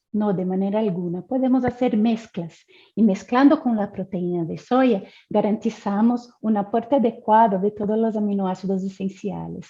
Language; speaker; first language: Spanish; non-native, fluent; Portuguese